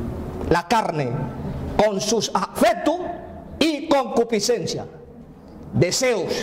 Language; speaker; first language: Spanish; native; Spanish